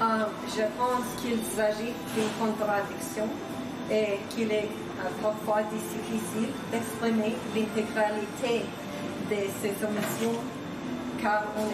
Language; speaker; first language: French; non-native, fluent; Swedish